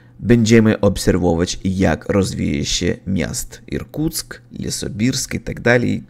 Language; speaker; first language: Polish; non-native, learner; Russian